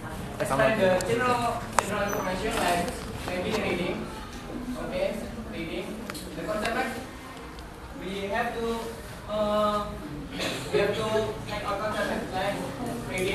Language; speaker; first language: English; non-native, learner; Indonesian